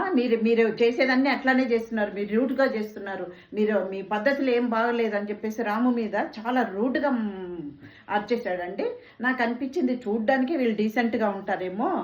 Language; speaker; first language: Telugu; non-native, local second language; Tamil